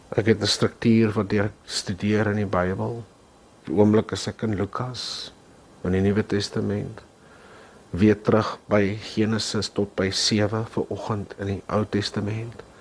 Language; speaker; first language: Afrikaans; non-native, local second language; English